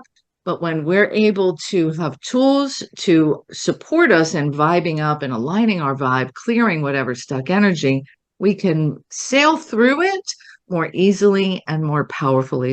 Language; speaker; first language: English; native; English